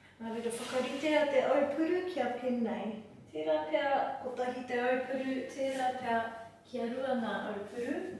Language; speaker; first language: Māori; non-native, local second language; English